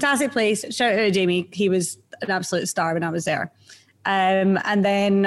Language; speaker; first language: English; native; English